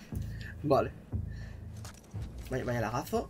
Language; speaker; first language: Spanish; native; Spanish